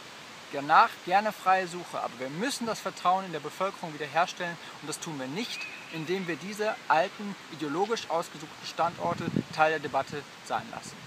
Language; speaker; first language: German; native; German